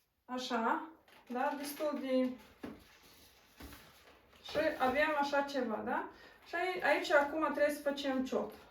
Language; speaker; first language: Romanian; non-native, local second language; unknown